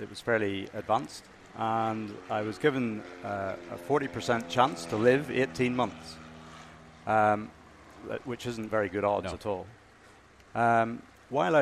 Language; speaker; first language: English; native; English